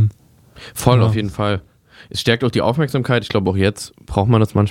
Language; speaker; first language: German; native; German